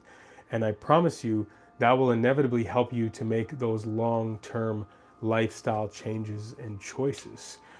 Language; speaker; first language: English; native; English